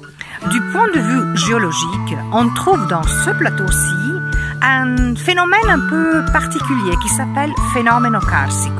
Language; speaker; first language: French; non-native, fluent; Italian